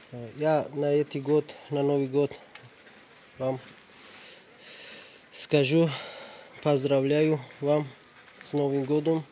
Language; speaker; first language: Russian; non-native, learner; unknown